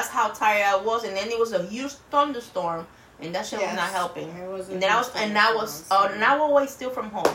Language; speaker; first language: English; non-native, fluent; Spanish